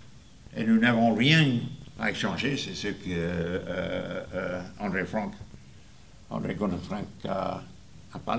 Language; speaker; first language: French; non-native, fluent; English